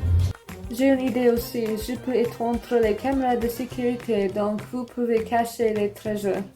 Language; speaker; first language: French; non-native, learner; English